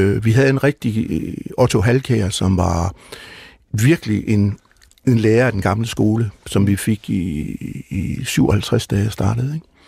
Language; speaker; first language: Danish; native; Danish